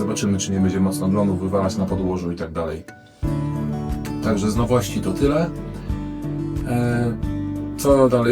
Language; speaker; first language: Polish; native; Polish